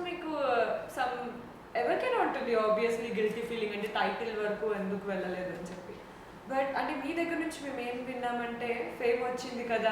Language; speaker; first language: Telugu; native; Telugu